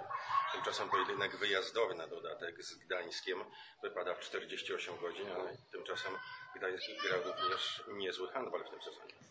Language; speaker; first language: Polish; native; Polish